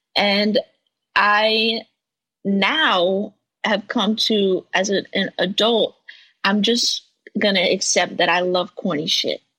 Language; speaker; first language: English; native; English